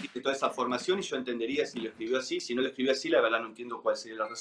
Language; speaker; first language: Spanish; native; Spanish